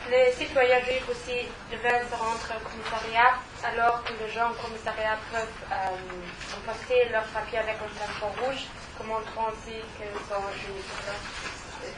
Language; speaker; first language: French; non-native, learner; German